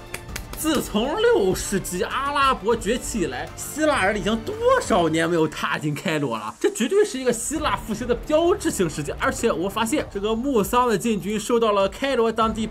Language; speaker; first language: Chinese; native; Chinese